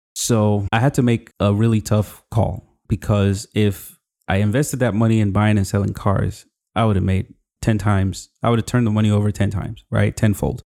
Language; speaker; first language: English; non-native, local second language; Yoruba